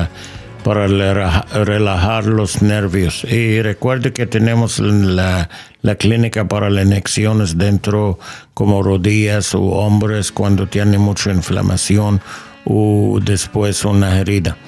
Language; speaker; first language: Spanish; non-native, learner; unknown